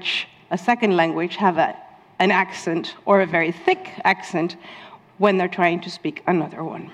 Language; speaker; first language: English; non-native, fluent; Dutch